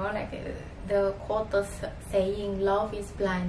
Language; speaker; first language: English; non-native, fluent; Indonesian